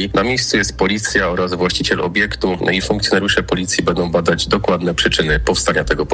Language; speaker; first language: Polish; native; Polish